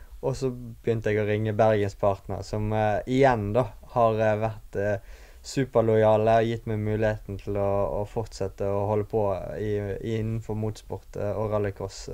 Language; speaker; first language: Norwegian; native; Norwegian